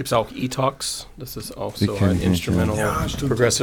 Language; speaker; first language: German; non-native, fluent; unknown